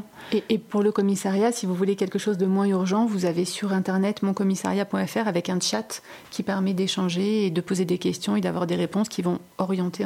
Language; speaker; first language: French; native; French